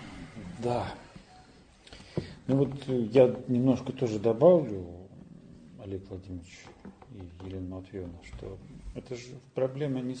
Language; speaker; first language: Russian; native; Russian